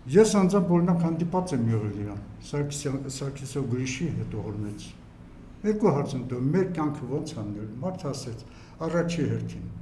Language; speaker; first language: Armenian; native; Armenian